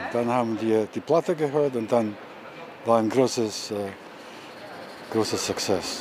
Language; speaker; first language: German; early bilingual, heritage; German